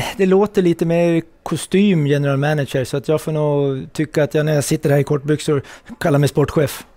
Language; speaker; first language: Swedish; native; Swedish